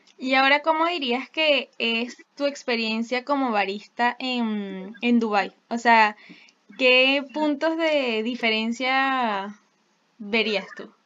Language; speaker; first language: Spanish; native; Spanish